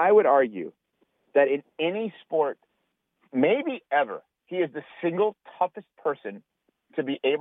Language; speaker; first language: English; native; English